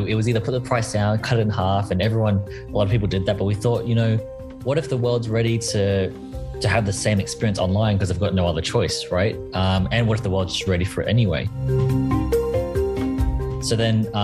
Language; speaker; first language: English; native; English